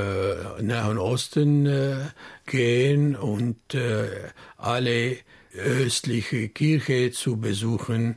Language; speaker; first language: German; non-native, fluent; Arabic